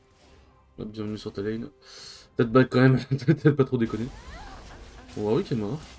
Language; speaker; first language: French; native; French